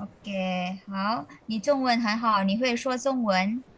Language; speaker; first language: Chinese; non-native, fluent; Indonesian